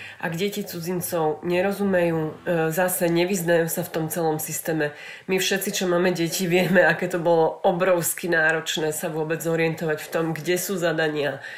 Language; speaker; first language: Slovak; native; Slovak